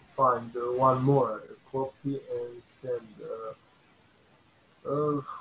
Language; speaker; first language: English; non-native, learner; Bosnian